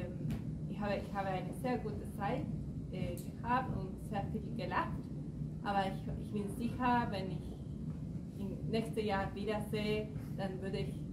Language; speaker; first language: German; non-native, fluent; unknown